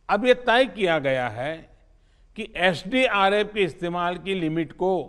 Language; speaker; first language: Hindi; non-native, local second language; Gujarati